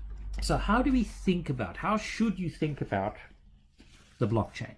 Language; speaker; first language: English; native; English